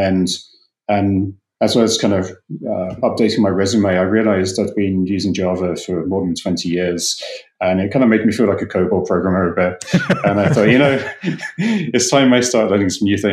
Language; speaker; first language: English; native; English